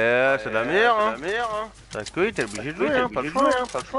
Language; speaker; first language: French; native; French